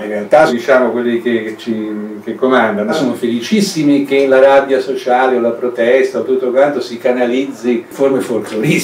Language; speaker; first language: Italian; native; Italian